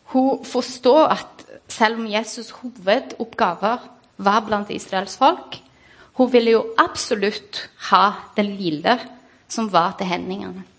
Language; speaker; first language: Norwegian; non-native, fluent; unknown